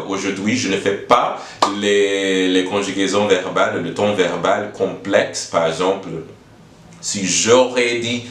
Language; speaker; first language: French; non-native, learner; English